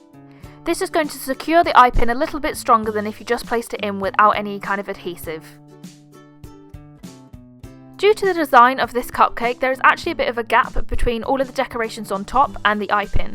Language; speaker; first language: English; native; English